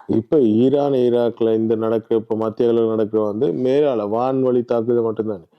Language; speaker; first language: Tamil; native; Tamil